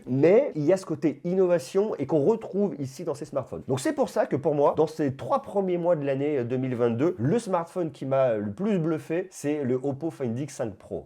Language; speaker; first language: French; native; French